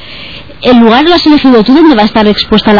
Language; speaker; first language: Spanish; native; Spanish